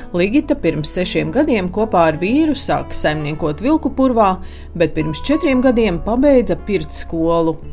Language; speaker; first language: Latvian; native; Latvian